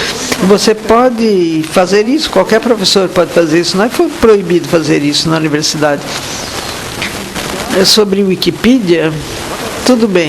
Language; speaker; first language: Portuguese; non-native, fluent; French